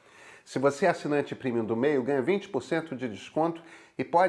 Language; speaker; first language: Portuguese; native; Portuguese